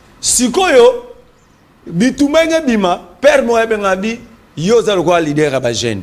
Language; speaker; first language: Lingala; native; Lingala